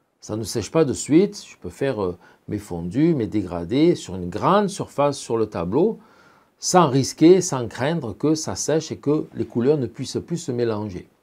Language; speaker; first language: French; native; French